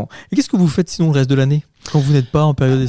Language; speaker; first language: French; native; French